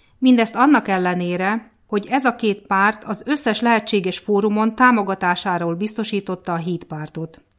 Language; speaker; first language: Hungarian; native; Hungarian